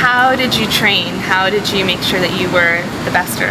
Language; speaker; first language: English; native; English